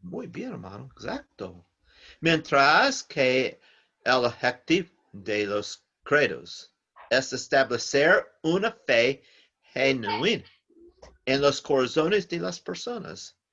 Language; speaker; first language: Spanish; non-native, learner; English